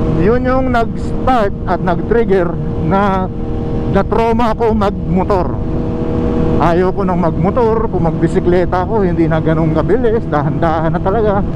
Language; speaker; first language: Filipino; non-native, local second language; Cebuano